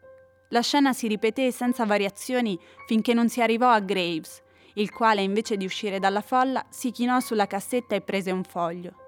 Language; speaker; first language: Italian; native; Italian